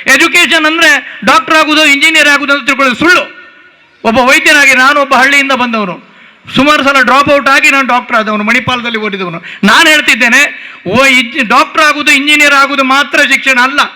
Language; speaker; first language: Kannada; non-native, local second language; Tulu